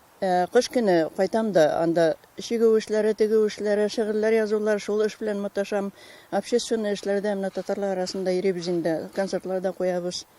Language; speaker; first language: Tatar; native; Tatar